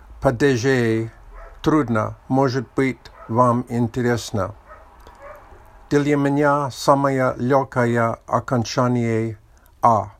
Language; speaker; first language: Russian; non-native, learner; English